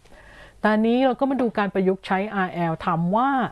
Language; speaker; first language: Thai; native; Thai